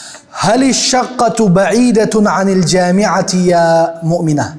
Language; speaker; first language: Arabic; non-native, fluent; Urdu